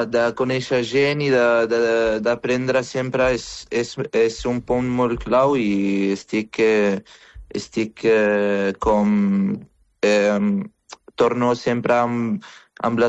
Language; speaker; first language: Catalan; non-native, fluent; Arabic